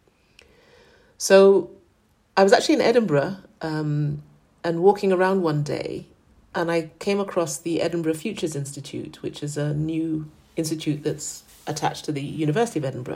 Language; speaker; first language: English; native; English